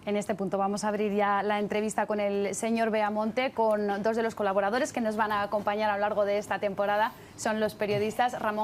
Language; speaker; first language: Spanish; native; Spanish